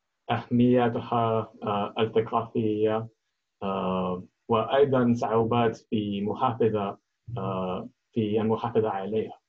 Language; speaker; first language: Arabic; non-native, learner; English